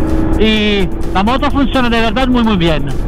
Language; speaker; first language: Spanish; non-native, learner; Italian